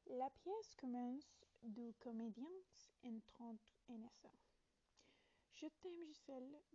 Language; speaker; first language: French; non-native, learner; Italian